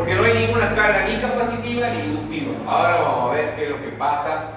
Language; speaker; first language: Spanish; native; Spanish